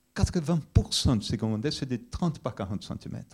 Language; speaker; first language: French; non-native, fluent; Portuguese